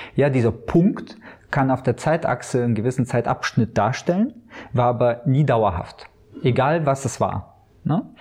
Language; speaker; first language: German; early bilingual, other home language; Russian